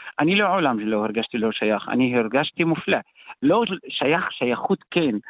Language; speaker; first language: Hebrew; non-native, local second language; Arabic